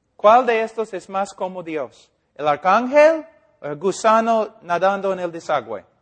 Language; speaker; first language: Spanish; non-native, fluent; English